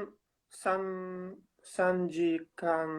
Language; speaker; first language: Japanese; non-native, learner; Russian